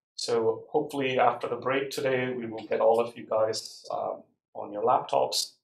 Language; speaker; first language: English; non-native, local second language; Tamil